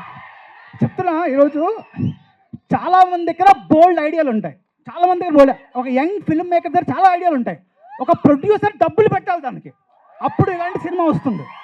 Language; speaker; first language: Telugu; native; Telugu